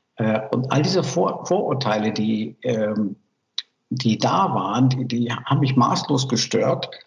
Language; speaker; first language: German; early bilingual, other home language; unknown